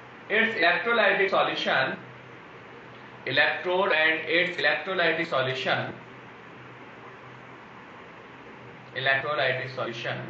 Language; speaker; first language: English; non-native, local second language; Hindi